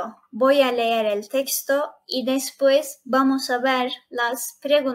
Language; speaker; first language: Spanish; non-native, fluent; Turkish